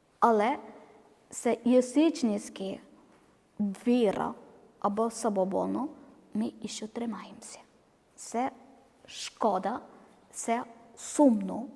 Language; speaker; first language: Ukrainian; non-native, learner; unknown